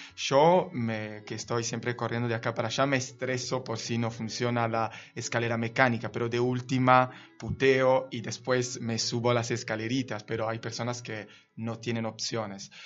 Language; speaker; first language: Spanish; non-native, fluent; Italian